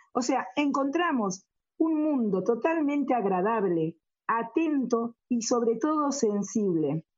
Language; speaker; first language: Spanish; native; Spanish